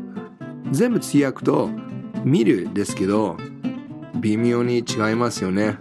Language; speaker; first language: Japanese; non-native, fluent; English